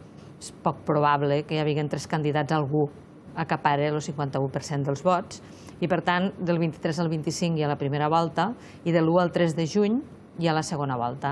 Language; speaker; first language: Catalan; native; Catalan